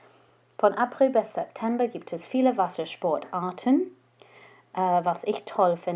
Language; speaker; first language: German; non-native, fluent; English